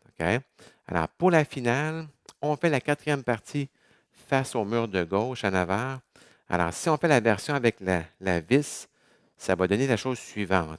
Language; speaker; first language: French; native; French